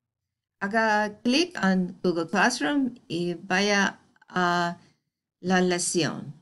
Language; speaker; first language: Spanish; non-native, fluent; English